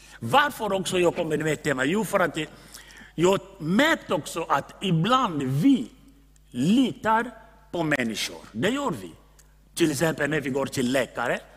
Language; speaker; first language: Swedish; non-native, fluent; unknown